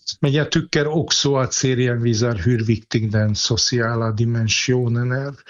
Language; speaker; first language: Swedish; non-native, fluent; Hungarian